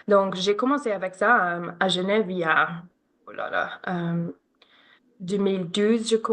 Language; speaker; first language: French; non-native, learner; English